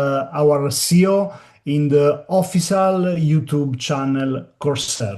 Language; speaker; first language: English; non-native, learner; Italian